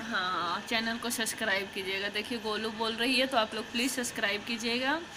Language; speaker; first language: Hindi; native; Hindi